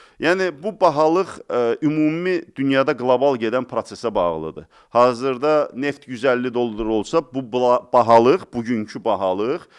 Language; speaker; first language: Azerbaijani; native; Azerbaijani